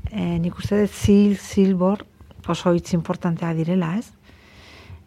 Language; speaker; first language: Basque; native; Basque